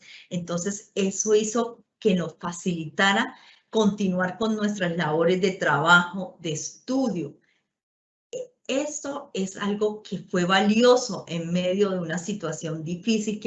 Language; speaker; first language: Spanish; native; Spanish